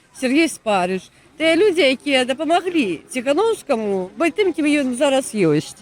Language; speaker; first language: Belarusian; non-native, local second language; Russian